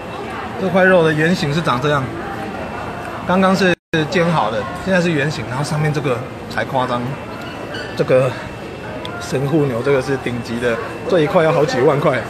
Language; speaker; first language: Chinese; native; Chinese